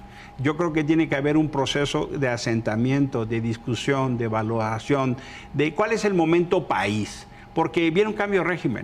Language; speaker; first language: Spanish; native; Spanish